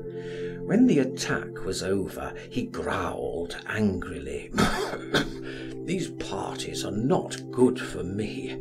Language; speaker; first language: English; native; English